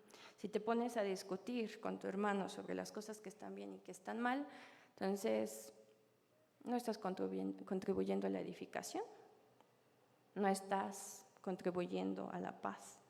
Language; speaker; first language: Spanish; native; Spanish